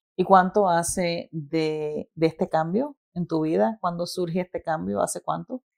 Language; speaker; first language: Spanish; native; Spanish